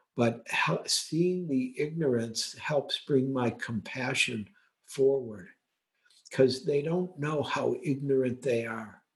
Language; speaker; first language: English; native; English